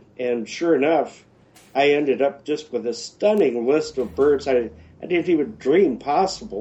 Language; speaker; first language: English; native; English